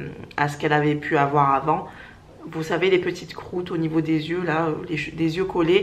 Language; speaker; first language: French; native; French